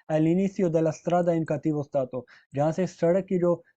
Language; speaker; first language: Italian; non-native, fluent; Urdu